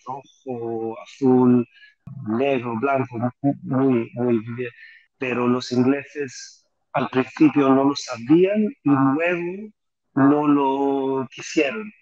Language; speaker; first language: Spanish; non-native, fluent; Greek